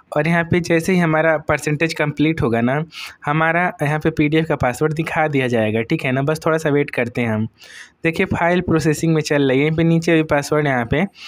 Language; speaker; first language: Hindi; native; Hindi